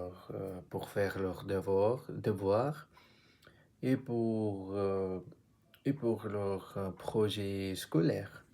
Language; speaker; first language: French; non-native, learner; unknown